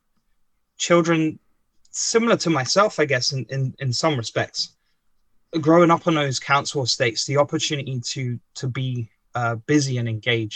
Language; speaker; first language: English; native; English